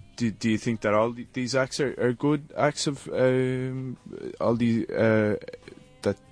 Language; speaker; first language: English; native; English